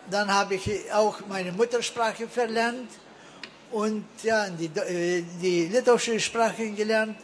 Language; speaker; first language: German; early bilingual, heritage; German